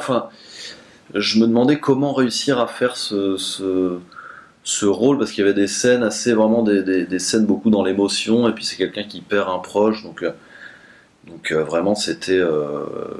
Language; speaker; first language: French; native; French